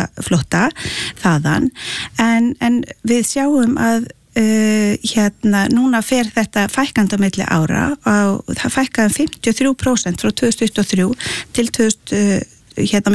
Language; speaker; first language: Icelandic; native; Icelandic